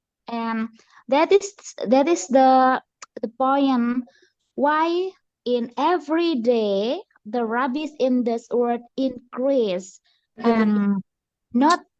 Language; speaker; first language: English; non-native, learner; Indonesian